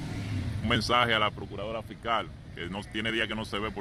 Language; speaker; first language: Spanish; native; Spanish